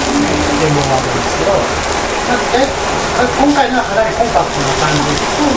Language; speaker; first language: Japanese; native; Japanese